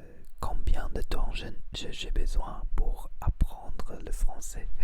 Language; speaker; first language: French; non-native, learner; Spanish